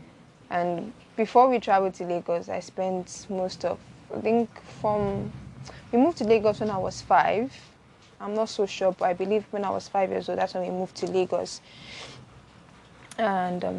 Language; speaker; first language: English; non-native, local second language; Igbo